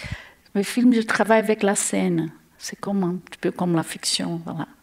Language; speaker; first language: French; non-native, learner; Portuguese